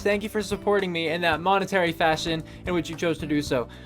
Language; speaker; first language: English; native; English